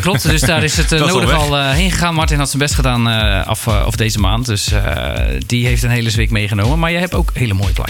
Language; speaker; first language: Dutch; native; Dutch